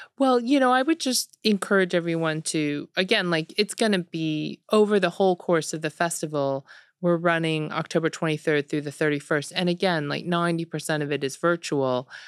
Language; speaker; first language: English; early bilingual, other home language; Korean